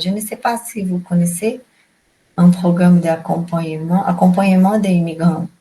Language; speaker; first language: French; non-native, learner; Portuguese